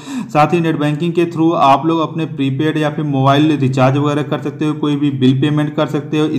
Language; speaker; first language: Hindi; native; Hindi